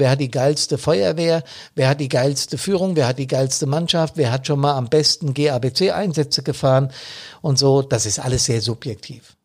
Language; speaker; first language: German; native; German